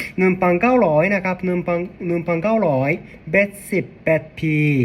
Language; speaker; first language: Thai; non-native, learner; Japanese